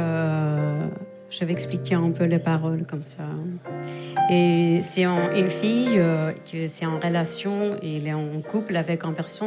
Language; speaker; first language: French; non-native, fluent; Greek